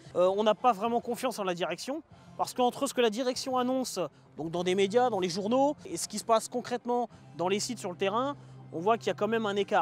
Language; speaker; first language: French; native; French